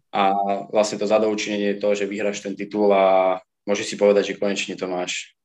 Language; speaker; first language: Slovak; native; Slovak